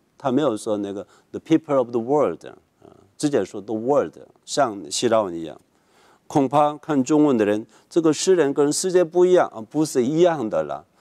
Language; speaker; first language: Chinese; non-native, fluent; Korean